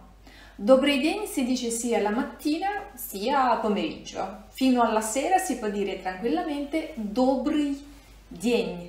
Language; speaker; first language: Italian; non-native, fluent; Russian